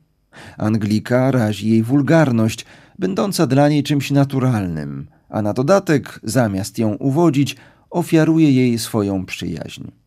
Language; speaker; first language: Polish; native; Polish